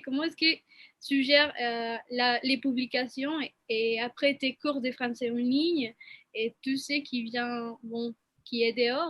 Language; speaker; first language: French; non-native, fluent; Spanish